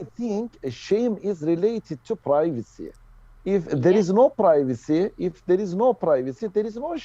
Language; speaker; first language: English; non-native, learner; Turkish